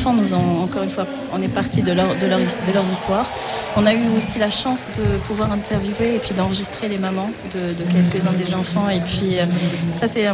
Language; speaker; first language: French; non-native, local second language; Arabic